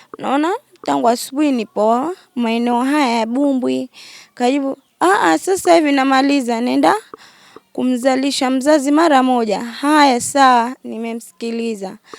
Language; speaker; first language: Swahili; native; Swahili